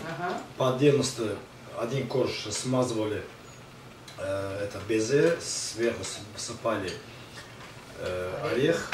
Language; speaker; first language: Russian; non-native, learner; Azerbaijani